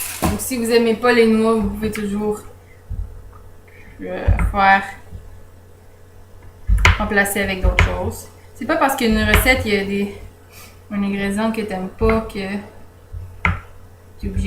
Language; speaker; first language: French; native; French